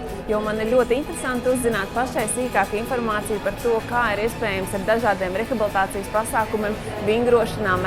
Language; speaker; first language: Latvian; native; Latvian